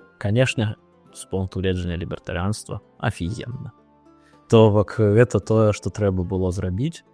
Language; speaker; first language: Belarusian; non-native, local second language; Russian